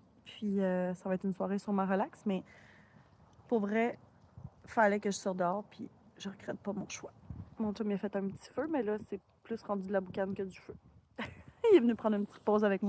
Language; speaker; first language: French; native; French